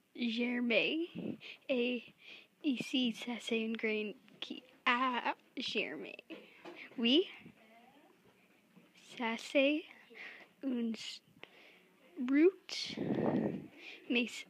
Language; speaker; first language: French; non-native, learner; English